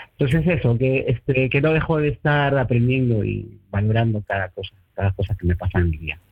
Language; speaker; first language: Spanish; native; Spanish